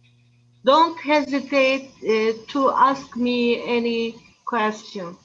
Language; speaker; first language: English; non-native, learner; Turkish